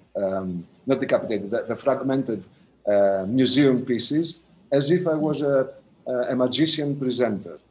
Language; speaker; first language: English; non-native, fluent; Greek